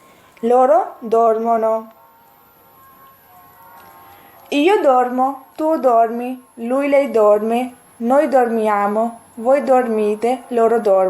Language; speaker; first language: Italian; non-native, fluent; Urdu